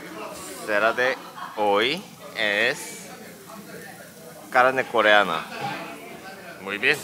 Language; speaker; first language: Spanish; non-native, learner; Korean